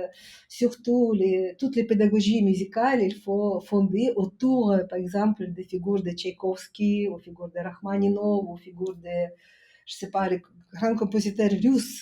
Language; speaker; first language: French; non-native, fluent; Ukrainian